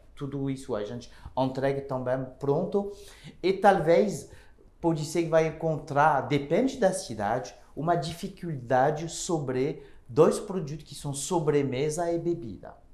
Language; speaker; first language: Portuguese; non-native, fluent; French